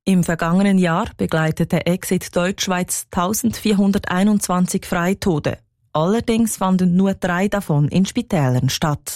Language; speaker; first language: German; native; German